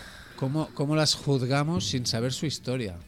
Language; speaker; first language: Spanish; native; Spanish